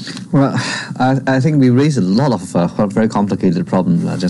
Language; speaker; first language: English; non-native, local second language; Cantonese